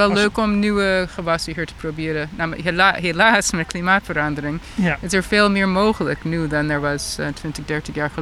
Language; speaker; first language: Dutch; non-native, fluent; English